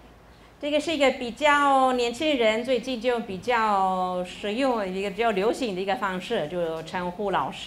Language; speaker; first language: Chinese; non-native, fluent; Italian